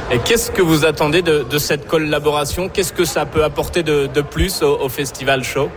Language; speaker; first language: French; native; French